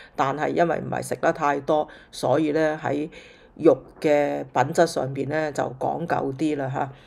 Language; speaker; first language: Cantonese; native; Cantonese